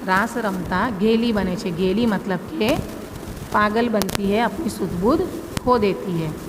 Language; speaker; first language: Urdu; non-native, local second language; Gujarati